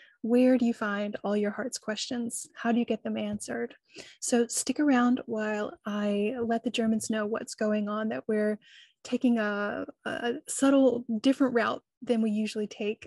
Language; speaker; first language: English; native; English